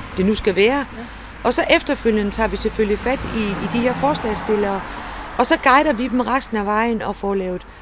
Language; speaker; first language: Danish; native; Danish